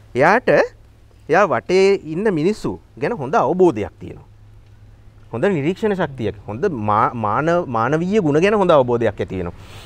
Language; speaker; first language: Sinhala; native; Sinhala